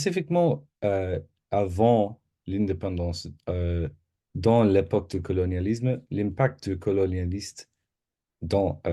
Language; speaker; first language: French; non-native, learner; English